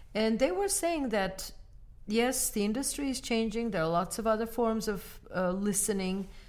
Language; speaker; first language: English; non-native, fluent; Armenian